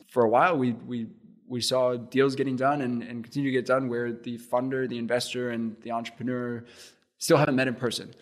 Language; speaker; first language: English; native; English